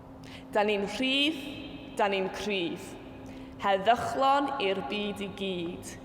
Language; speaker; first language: Welsh; non-native, local second language; English